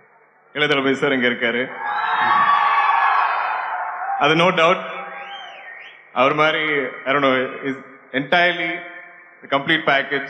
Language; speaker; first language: Tamil; non-native, local second language; Malayalam